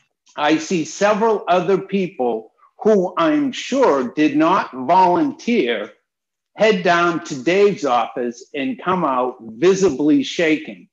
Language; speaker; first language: English; native; English